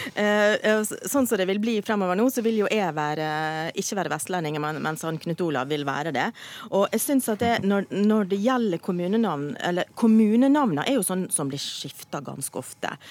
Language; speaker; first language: Norwegian; native; Norwegian